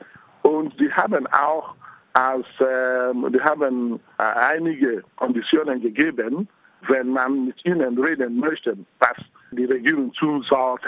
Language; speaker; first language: German; non-native, fluent; Igbo